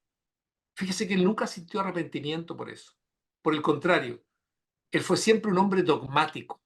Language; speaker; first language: Spanish; native; Spanish